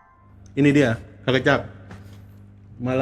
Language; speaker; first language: Malay; native; Malay